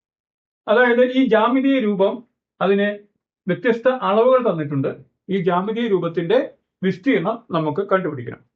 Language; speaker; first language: Malayalam; native; Malayalam